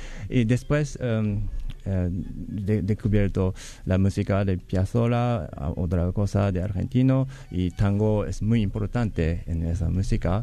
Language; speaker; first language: Spanish; non-native, learner; Japanese